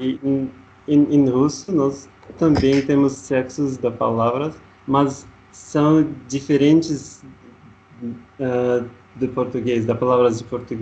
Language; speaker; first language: Portuguese; non-native, learner; Russian